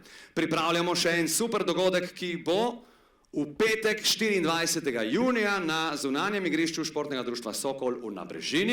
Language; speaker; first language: Slovenian; native; Slovenian